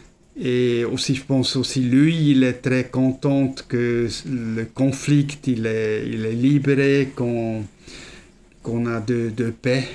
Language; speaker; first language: French; non-native, fluent; German